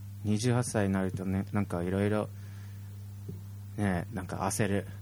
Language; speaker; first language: Japanese; non-native, fluent; English